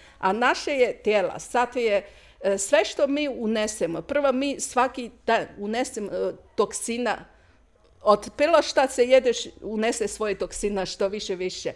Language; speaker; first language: Croatian; non-native, learner; Chinese